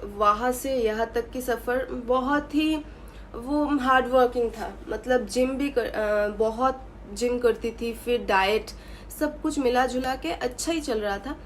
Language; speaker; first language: Hindi; non-native, local second language; Bangla